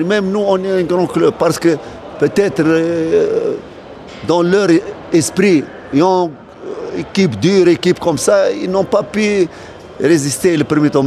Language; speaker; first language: French; non-native, fluent; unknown